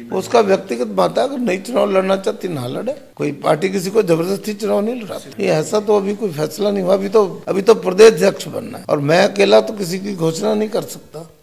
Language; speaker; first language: Hindi; non-native, local second language; Punjabi